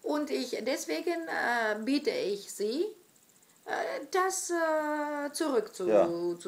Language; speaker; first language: German; non-native, fluent; Greek